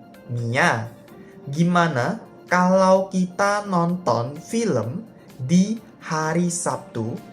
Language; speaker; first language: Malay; non-native, fluent; Korean